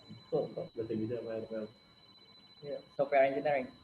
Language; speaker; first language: English; non-native, learner; Indonesian